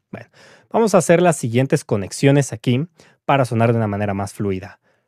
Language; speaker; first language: Spanish; native; Spanish